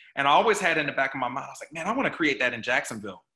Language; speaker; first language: English; native; English